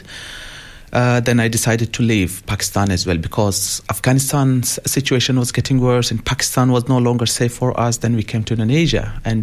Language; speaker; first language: English; non-native, local second language; Hazaragi